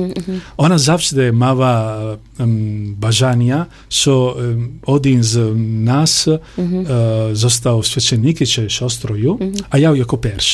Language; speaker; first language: Polish; non-native, learner; Italian